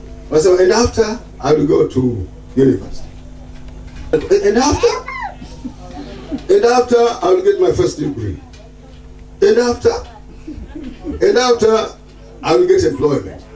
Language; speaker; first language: English; non-native, local second language; Swahili